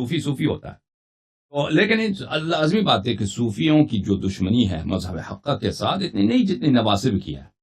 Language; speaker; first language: Urdu; non-native, fluent; Persian